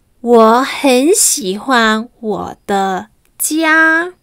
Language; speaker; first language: Chinese; non-native, fluent; Spanish